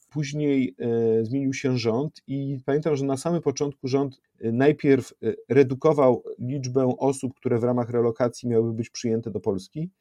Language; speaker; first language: Polish; native; Polish